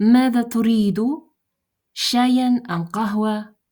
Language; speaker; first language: Arabic; non-native, fluent; Russian